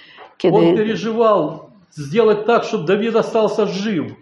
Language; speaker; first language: Polish; non-native, learner; Russian